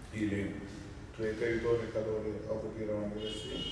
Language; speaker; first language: Russian; non-native, fluent; Georgian